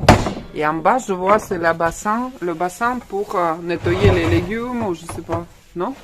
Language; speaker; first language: French; non-native, fluent; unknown